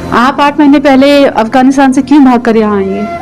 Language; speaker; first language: Hindi; native; Hindi